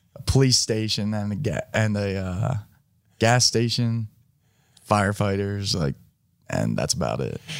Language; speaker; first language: English; native; English